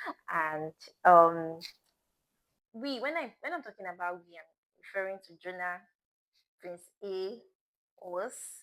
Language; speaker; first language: English; non-native, local second language; Igbo